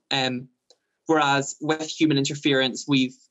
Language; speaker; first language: English; native; English